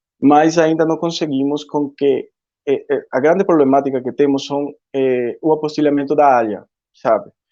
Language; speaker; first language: Portuguese; non-native, fluent; Spanish